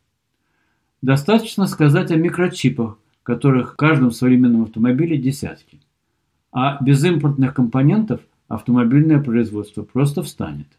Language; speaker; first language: Russian; native; Russian